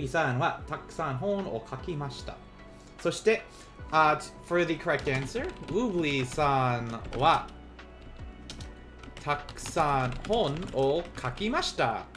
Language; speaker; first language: Japanese; non-native, learner; English